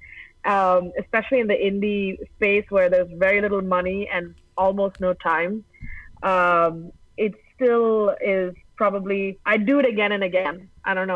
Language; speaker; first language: English; non-native, local second language; Tamil